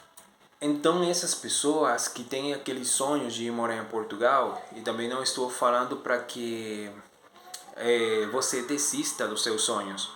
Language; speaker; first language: Portuguese; non-native, fluent; Spanish